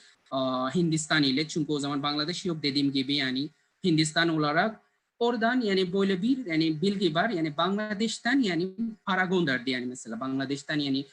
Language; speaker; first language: Turkish; non-native, learner; Bangla